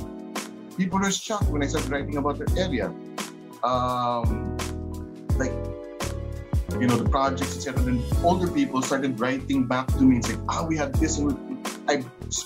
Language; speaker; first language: English; non-native, local second language; Filipino